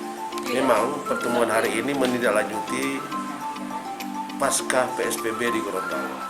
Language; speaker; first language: Indonesian; native; Indonesian